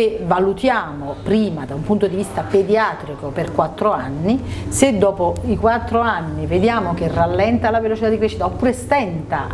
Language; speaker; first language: Italian; native; Italian